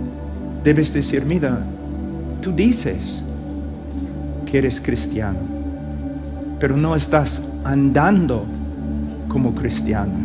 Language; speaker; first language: Spanish; non-native, fluent; English